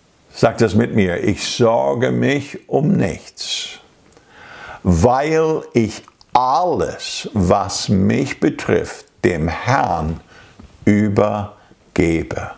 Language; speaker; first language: German; non-native, fluent; English